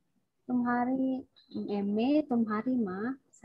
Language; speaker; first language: Hindi; non-native, learner; Indonesian